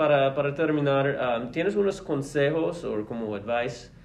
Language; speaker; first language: Spanish; non-native, fluent; English